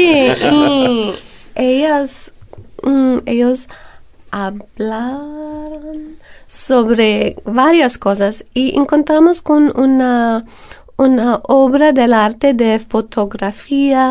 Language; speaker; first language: Spanish; non-native, fluent; English